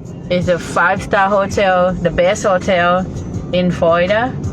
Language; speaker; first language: English; non-native, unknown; Thai